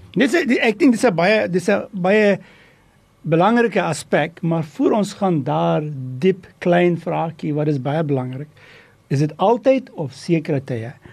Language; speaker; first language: Afrikaans; non-native, fluent; Turkish